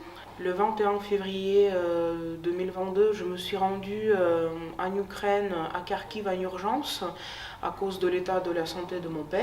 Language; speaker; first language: French; non-native, fluent; Ukrainian